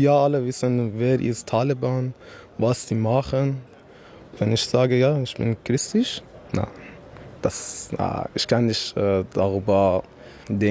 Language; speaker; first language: German; non-native, learner; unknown